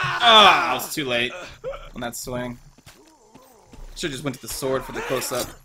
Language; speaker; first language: English; native; English